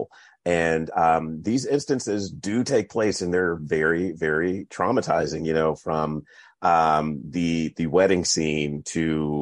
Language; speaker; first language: English; native; English